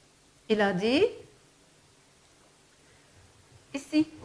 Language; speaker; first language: French; non-native, fluent; Arabic